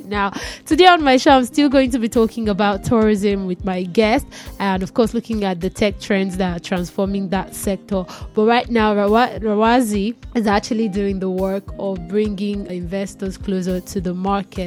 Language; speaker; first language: English; non-native, local second language; Yoruba